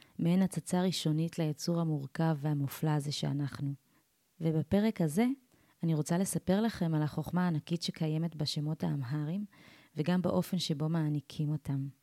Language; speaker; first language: Hebrew; early bilingual, other home language; Amharic